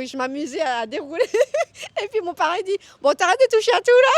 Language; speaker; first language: French; early bilingual, other home language; Vietnamese